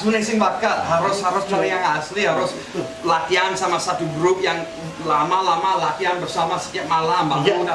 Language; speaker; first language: Indonesian; non-native, fluent; Spanish